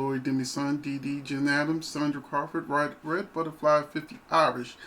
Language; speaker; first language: English; native; English